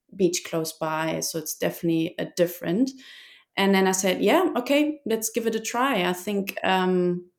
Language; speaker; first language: English; non-native, fluent; German